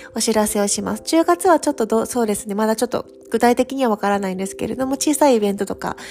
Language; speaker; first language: Japanese; native; Japanese